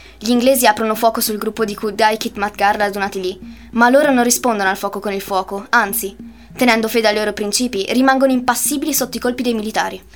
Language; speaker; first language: Italian; native; Italian